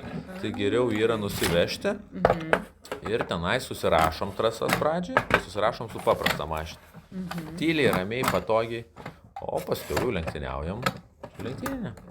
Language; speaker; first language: Lithuanian; native; Lithuanian